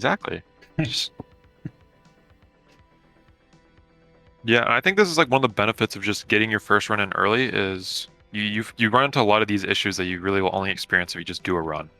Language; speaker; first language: English; native; English